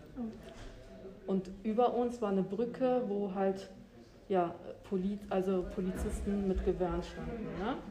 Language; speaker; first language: German; early bilingual, other home language; Albanian